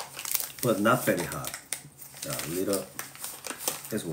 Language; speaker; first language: English; non-native, learner; Korean